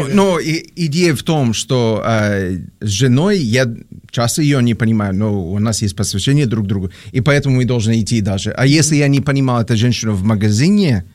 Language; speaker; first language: Russian; non-native, fluent; English